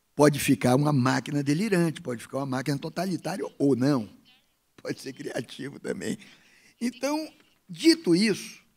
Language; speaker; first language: Portuguese; native; Portuguese